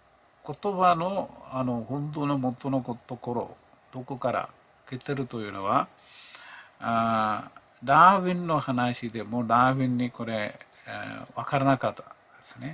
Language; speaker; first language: Japanese; non-native, fluent; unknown